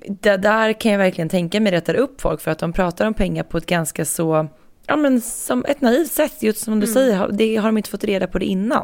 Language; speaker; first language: Swedish; native; Swedish